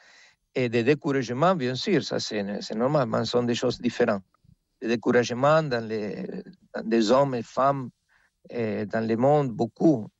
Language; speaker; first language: French; non-native, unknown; Spanish